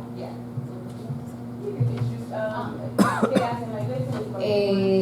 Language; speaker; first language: Spanish; early bilingual, heritage; Spanish